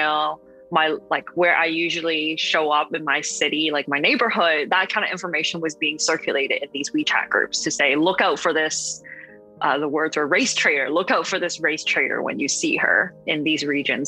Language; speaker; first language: English; non-native, local second language; Cantonese